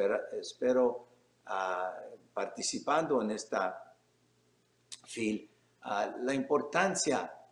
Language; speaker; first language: Spanish; early bilingual, heritage; Spanish